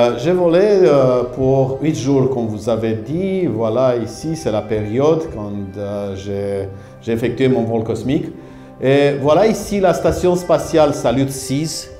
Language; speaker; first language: French; non-native, fluent; Romanian